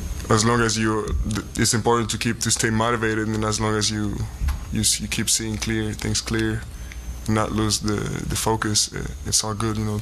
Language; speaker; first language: English; non-native, fluent; French